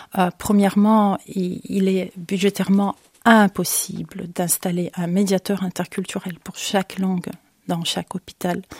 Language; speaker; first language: French; non-native, fluent; Ukrainian